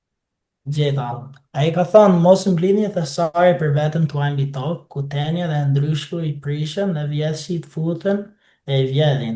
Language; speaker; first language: Albanian; non-native, fluent; English